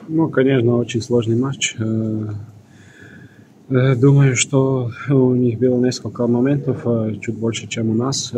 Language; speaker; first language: Russian; non-native, fluent; Croatian